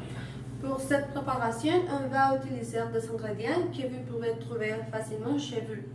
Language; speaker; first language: French; non-native, learner; Spanish